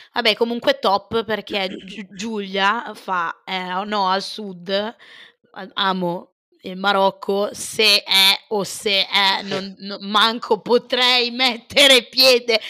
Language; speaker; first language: Italian; early bilingual, other home language; Arabic